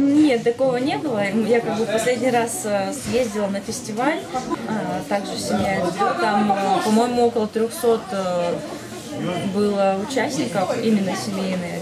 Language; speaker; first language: Russian; native; Russian